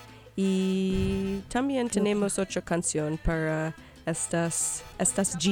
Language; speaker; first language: Spanish; non-native, learner; English